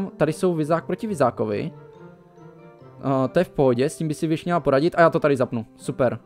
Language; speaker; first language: Czech; native; Czech